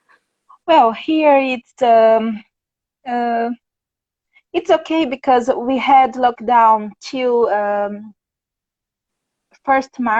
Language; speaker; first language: English; non-native, fluent; Portuguese